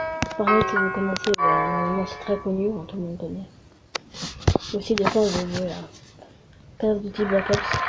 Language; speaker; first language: French; native; French